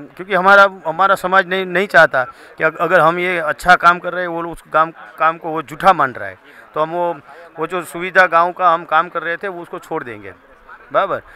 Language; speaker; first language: Hindi; non-native, local second language; Gujarati